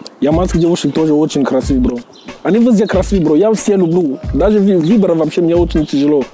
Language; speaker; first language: Russian; non-native, fluent; Jamaican Creole English